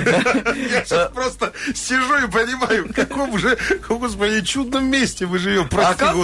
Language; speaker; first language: Russian; native; Russian